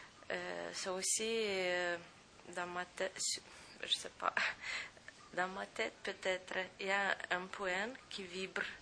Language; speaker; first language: French; non-native, fluent; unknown